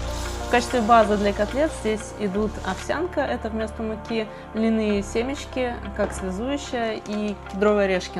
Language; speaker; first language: Russian; native; Russian